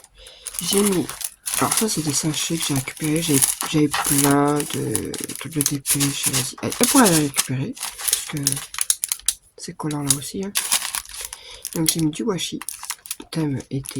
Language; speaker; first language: French; native; French